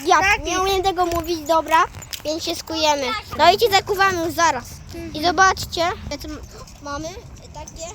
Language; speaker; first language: Polish; native; Polish